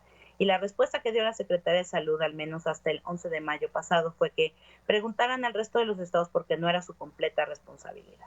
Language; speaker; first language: Spanish; native; Spanish